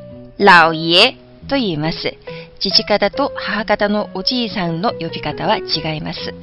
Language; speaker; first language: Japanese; non-native, fluent; Chinese